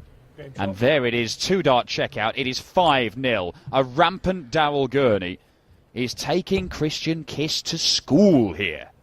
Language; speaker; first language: English; native; English